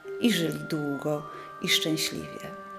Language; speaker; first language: Polish; native; Polish